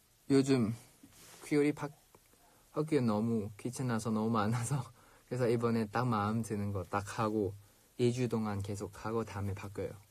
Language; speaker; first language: Korean; non-native, fluent; Thai